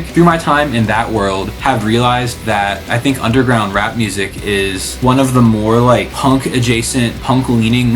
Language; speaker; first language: English; native; English